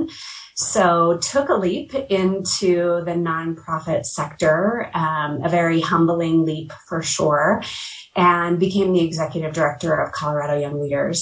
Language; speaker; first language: English; native; English